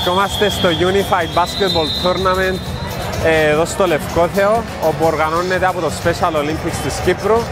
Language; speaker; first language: Greek; native; Greek